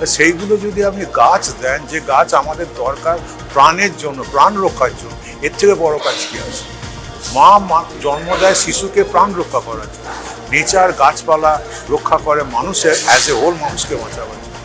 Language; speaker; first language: Bangla; native; Bangla